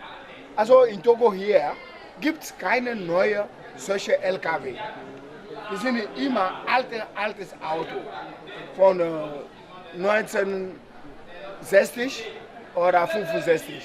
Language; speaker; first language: German; non-native, learner; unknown